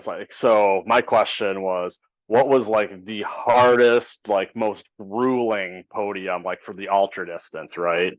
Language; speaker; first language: English; native; English